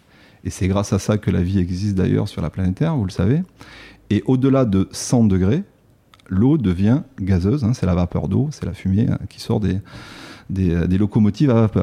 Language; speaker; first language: French; native; French